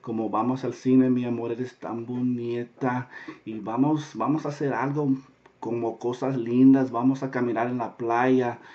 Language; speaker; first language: Spanish; non-native, learner; English